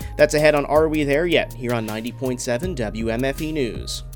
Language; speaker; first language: English; native; English